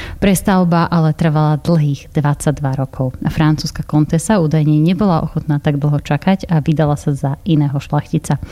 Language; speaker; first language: Slovak; native; Slovak